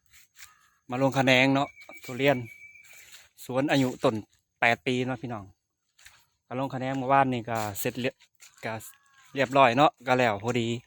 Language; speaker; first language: Thai; non-native, local second language; Northeastern Thai